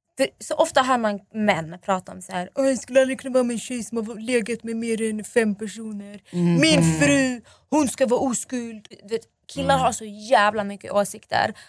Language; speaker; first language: Swedish; native; Swedish